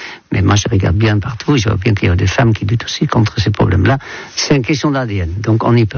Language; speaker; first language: French; non-native, fluent; Dutch